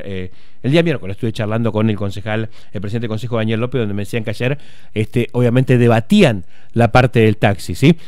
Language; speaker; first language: Spanish; native; Spanish